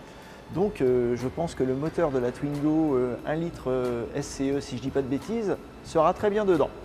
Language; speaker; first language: French; native; French